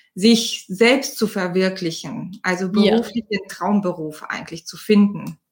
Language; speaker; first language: German; non-native, fluent; Bulgarian